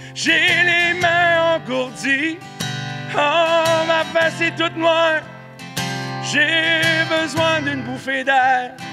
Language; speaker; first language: French; native; French